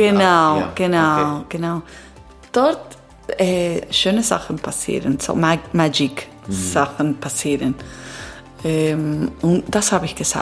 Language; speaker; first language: German; non-native, learner; Italian